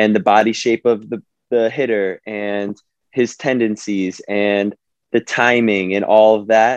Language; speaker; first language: English; native; English